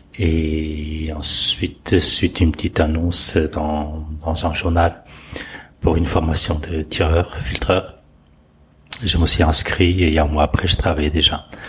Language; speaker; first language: French; non-native, fluent; Portuguese